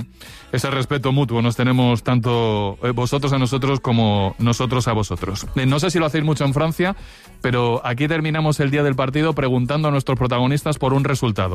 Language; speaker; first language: Spanish; native; Spanish